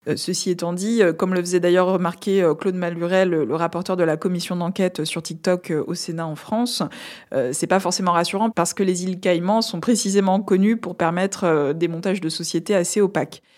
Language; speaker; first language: French; native; French